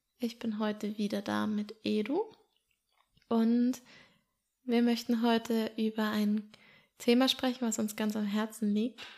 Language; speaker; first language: German; native; German